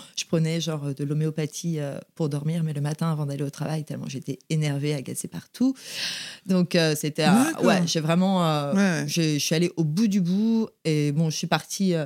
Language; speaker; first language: French; native; French